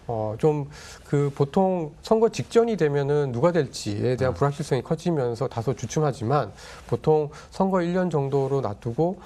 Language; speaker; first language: Korean; native; Korean